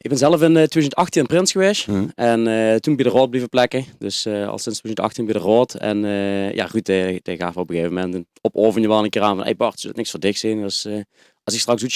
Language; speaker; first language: Dutch; native; Dutch